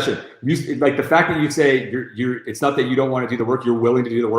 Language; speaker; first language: English; native; English